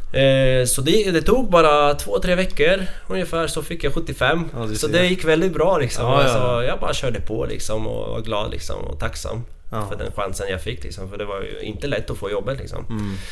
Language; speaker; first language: Swedish; non-native, fluent; Latvian